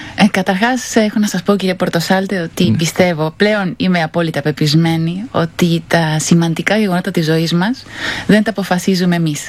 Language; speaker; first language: Greek; non-native, fluent; Spanish